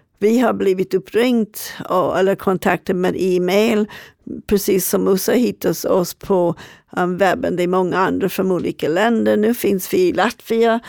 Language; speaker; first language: Swedish; non-native, fluent; English